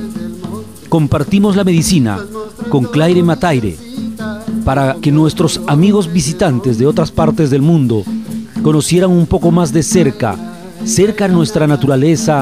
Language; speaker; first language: Spanish; native; Spanish